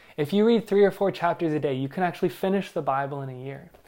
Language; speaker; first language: English; native; English